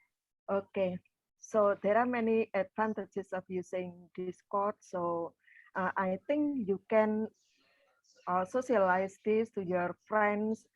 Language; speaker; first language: English; non-native, fluent; Indonesian